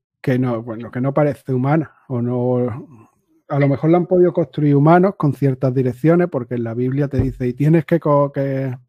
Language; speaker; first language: Spanish; native; Spanish